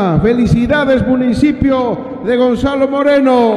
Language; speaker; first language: Spanish; native; Spanish